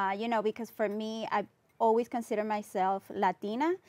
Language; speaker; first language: English; non-native, fluent; Spanish